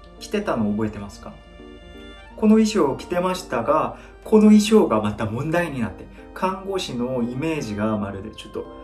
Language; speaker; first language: Japanese; non-native, fluent; Korean